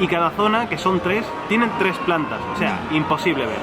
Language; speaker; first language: Spanish; native; Spanish